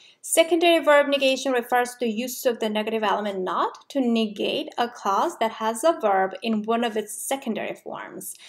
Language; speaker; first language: English; non-native, fluent; Korean